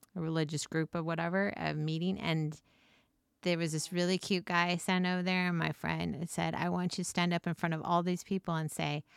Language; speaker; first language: English; native; English